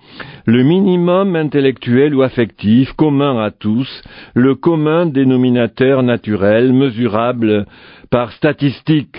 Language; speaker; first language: French; native; French